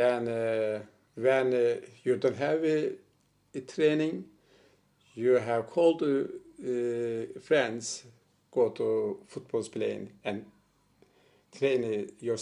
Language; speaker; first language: English; non-native, learner; Turkish